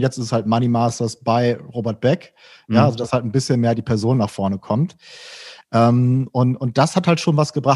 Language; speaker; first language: German; native; German